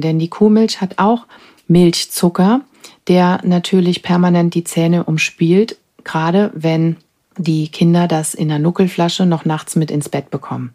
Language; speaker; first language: German; native; German